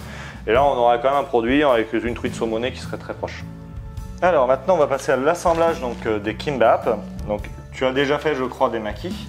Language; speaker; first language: French; native; French